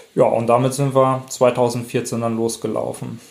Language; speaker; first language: German; native; German